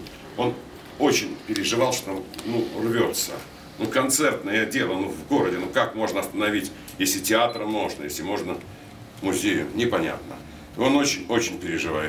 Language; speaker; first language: Russian; native; Russian